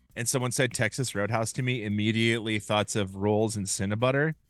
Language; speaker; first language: English; native; English